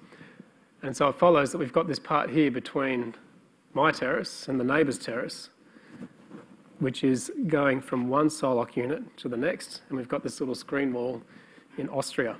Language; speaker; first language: English; native; English